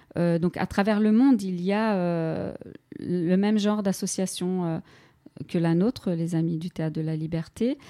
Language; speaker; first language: French; native; French